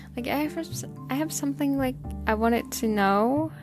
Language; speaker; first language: English; non-native, learner; Japanese